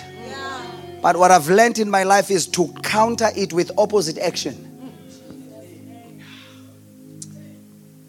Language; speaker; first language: English; non-native, local second language; Zulu